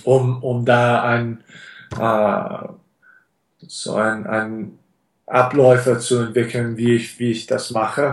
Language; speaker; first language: German; non-native, fluent; English